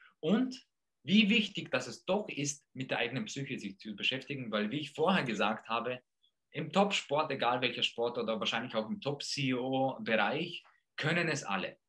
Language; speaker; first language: German; early bilingual, other home language; Polish